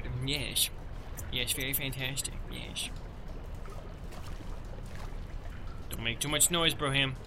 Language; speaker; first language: English; native; English